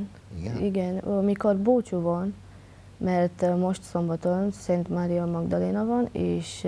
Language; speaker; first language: Hungarian; non-native, local second language; Romanian